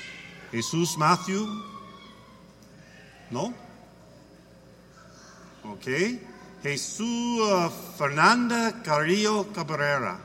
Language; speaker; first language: Spanish; non-native, learner; English